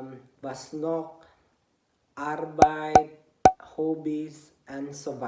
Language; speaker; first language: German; non-native, learner; Cebuano